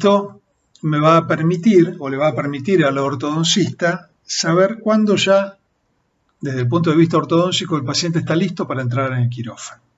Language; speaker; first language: Spanish; native; Spanish